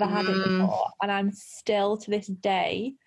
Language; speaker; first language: English; native; English